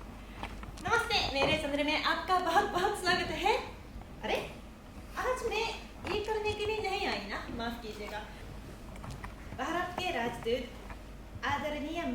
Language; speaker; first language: Hindi; non-native, fluent; Japanese